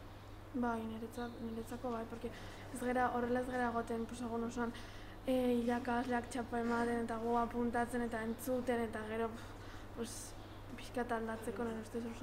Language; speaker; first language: Basque; non-native, local second language; Spanish